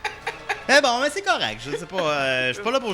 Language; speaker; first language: French; native; French